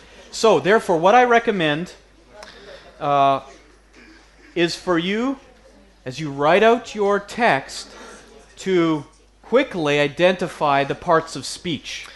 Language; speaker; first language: English; native; English